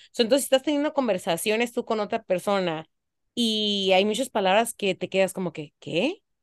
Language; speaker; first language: Spanish; early bilingual, heritage; Spanish